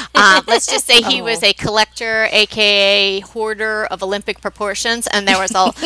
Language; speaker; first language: English; native; English